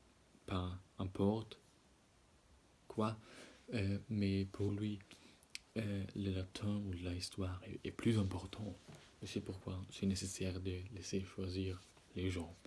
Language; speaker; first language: French; non-native, learner; German